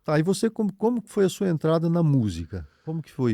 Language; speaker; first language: Portuguese; native; Portuguese